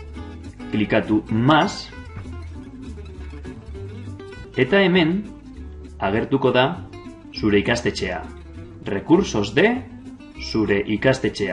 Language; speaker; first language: Basque; non-native, local second language; Spanish